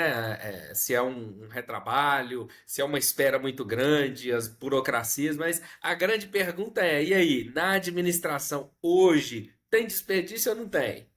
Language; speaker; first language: Portuguese; native; Portuguese